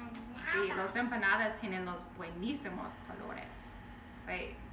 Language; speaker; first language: Spanish; non-native, learner; English